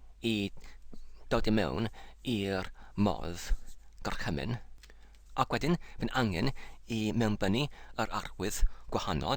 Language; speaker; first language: Welsh; non-native, learner; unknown